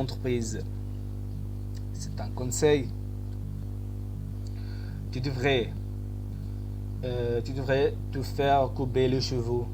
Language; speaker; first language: French; non-native, fluent; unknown